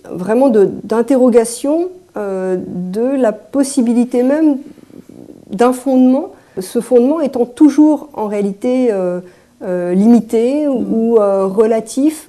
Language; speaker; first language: French; native; French